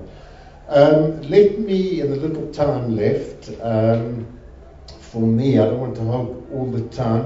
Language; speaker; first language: English; native; English